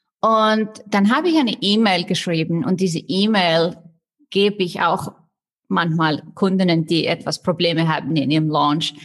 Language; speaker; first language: German; non-native, fluent; Icelandic